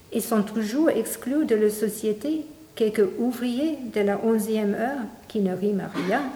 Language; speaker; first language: French; non-native, fluent; English